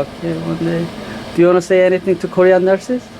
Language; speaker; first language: English; non-native, learner; Korean